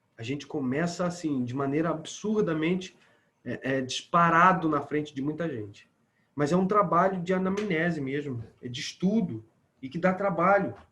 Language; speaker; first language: Portuguese; native; Portuguese